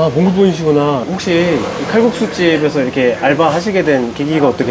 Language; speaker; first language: Korean; native; Korean